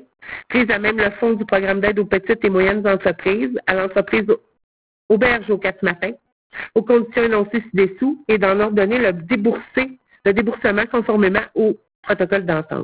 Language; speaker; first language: French; native; French